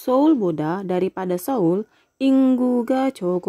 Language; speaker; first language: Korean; non-native, fluent; Indonesian